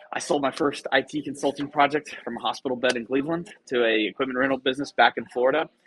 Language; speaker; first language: English; native; English